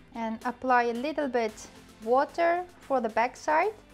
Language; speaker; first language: English; non-native, fluent; Chinese